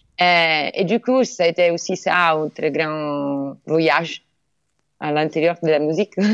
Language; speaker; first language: French; non-native, learner; Italian